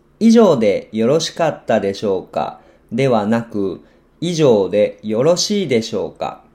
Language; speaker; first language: Japanese; non-native, fluent; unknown